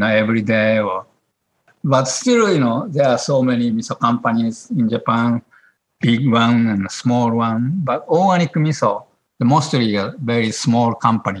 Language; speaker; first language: English; non-native, learner; Japanese